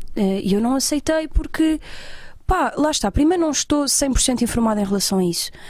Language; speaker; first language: Portuguese; native; Portuguese